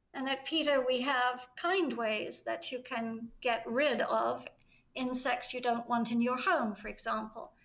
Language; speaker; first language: English; native; English